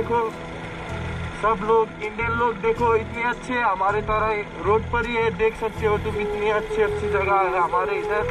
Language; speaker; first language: Hindi; non-native, learner; Nepali